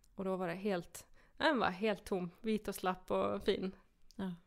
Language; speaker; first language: Swedish; non-native, fluent; Icelandic